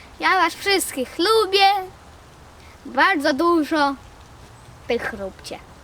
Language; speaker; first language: Polish; early bilingual, other home language; Russian